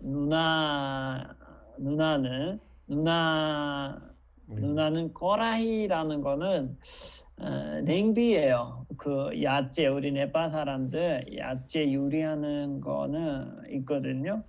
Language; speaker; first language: Korean; non-native, fluent; Nepali